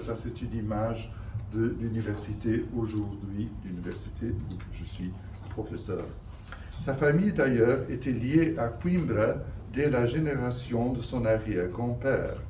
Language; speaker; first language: French; non-native, fluent; Portuguese